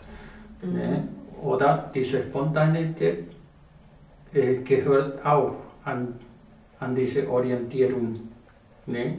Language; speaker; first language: German; non-native, learner; Spanish